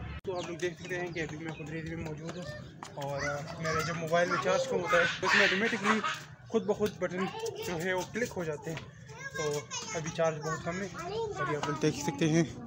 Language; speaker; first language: Hindi; non-native, local second language; Pashto